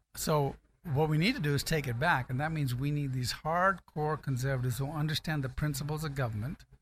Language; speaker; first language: English; non-native, local second language; Akan